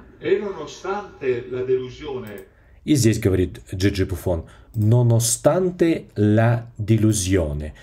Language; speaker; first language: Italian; non-native, fluent; Russian